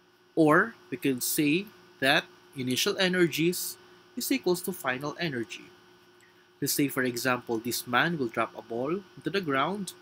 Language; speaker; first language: English; non-native, local second language; Filipino